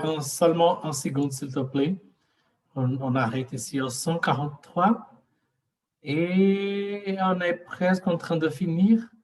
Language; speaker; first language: French; non-native, learner; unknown